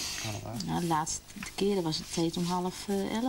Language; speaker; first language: Dutch; native; Dutch